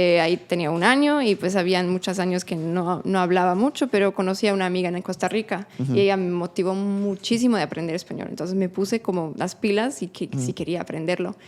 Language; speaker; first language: Spanish; non-native, fluent; German